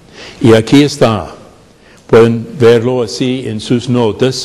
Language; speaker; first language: Spanish; non-native, fluent; English